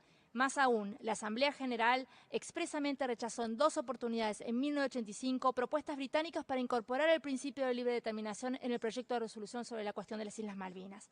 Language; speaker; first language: Spanish; native; Spanish